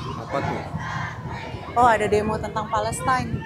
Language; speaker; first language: Indonesian; native; Indonesian